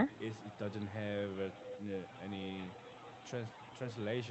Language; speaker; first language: English; non-native, learner; Korean